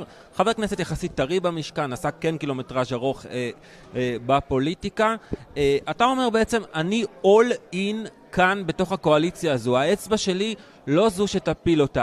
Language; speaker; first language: Hebrew; native; Hebrew